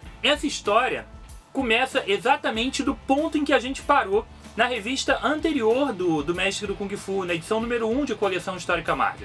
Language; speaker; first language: Portuguese; native; Portuguese